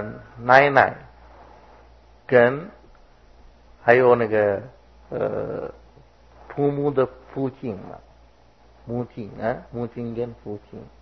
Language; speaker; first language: Chinese; non-native, fluent; Sinhala